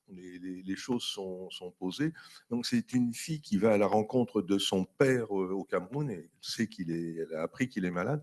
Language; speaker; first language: French; native; French